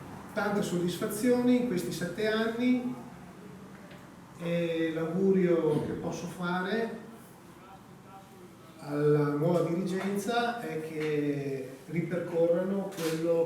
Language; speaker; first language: Italian; native; Italian